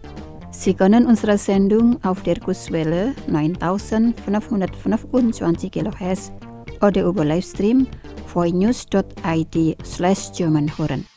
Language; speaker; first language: German; non-native, fluent; Indonesian